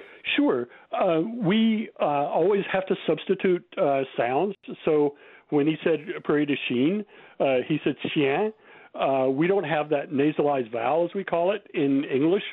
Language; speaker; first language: English; native; English